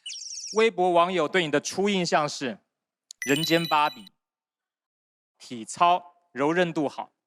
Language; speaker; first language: Chinese; native; Chinese